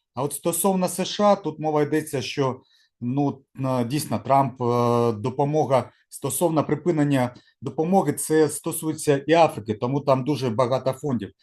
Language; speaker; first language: Ukrainian; non-native, local second language; Russian